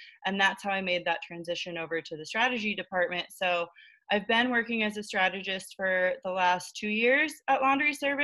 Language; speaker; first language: English; native; English